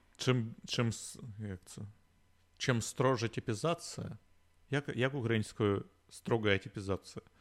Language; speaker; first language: Ukrainian; native; Ukrainian